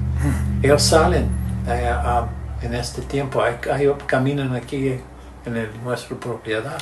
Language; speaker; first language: Spanish; early bilingual, heritage; Spanish